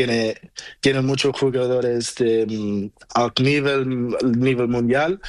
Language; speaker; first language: Spanish; non-native, learner; Portuguese